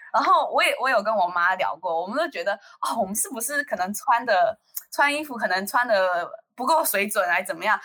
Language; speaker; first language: Chinese; native; Chinese